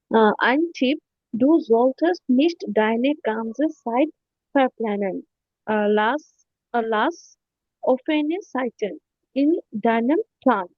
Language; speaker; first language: German; non-native, learner; Bangla